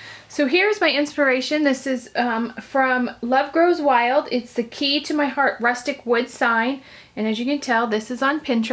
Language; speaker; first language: English; native; English